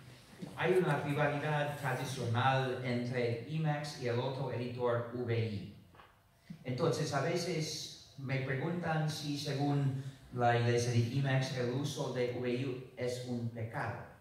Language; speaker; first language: Spanish; non-native, fluent; English